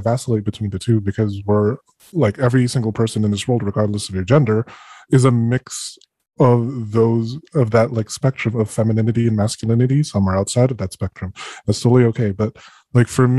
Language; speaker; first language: English; non-native, local second language; Filipino